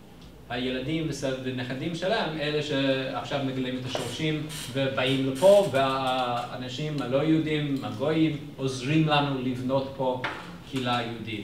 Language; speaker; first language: Hebrew; non-native, fluent; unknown